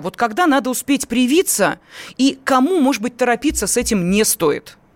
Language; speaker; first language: Russian; native; Russian